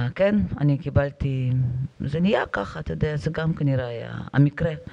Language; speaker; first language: Hebrew; non-native, fluent; Russian